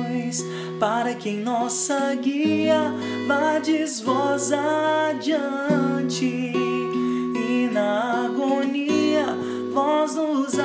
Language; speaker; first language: Portuguese; native; Portuguese